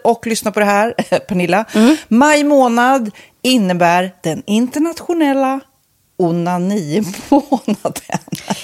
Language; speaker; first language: Swedish; native; Swedish